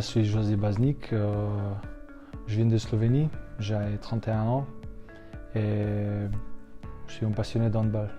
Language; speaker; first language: French; non-native, fluent; Slovenian